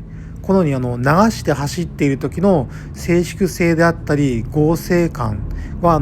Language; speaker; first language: Japanese; native; Japanese